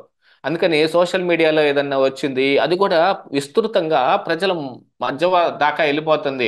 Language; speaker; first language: Telugu; native; Telugu